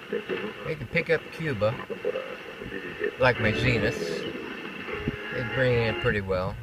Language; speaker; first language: English; native; English